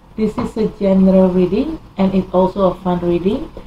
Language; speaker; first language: English; non-native, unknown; Indonesian